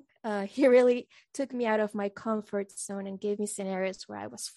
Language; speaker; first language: English; non-native, fluent; Spanish